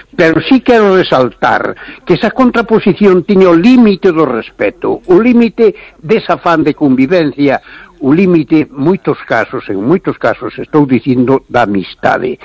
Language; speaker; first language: Galician; native; Galician